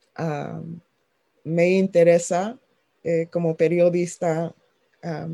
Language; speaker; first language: Spanish; non-native, fluent; English